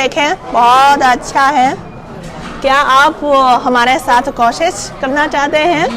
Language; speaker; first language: Hindi; non-native, learner; Chinese